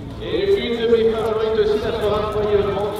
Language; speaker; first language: French; native; French